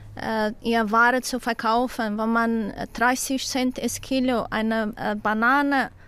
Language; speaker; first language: German; non-native, learner; Portuguese